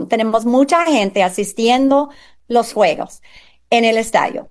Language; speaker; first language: Spanish; non-native, fluent; English